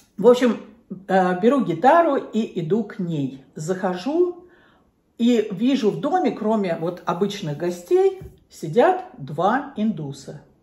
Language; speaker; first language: Russian; native; Russian